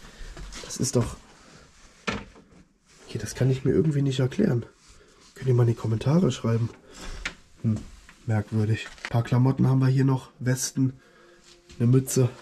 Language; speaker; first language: German; native; German